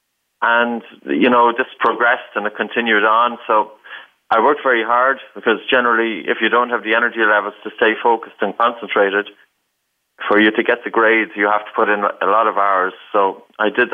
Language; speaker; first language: English; native; English